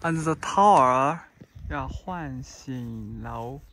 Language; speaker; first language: English; non-native, fluent; Chinese